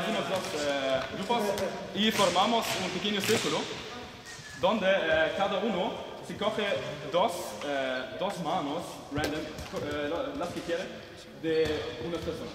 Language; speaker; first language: Spanish; non-native, learner; German